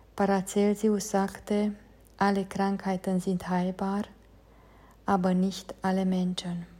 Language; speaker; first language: German; non-native, fluent; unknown